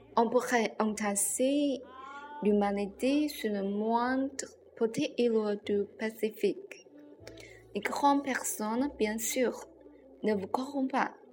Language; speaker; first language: French; non-native, learner; Chinese